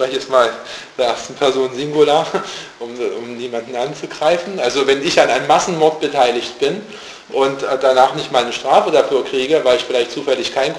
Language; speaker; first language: German; native; German